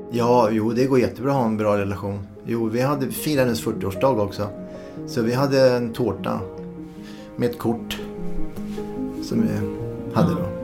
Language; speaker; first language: Swedish; native; Swedish